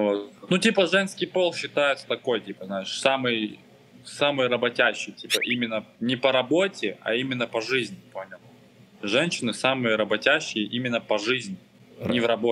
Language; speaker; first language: Russian; non-native, local second language; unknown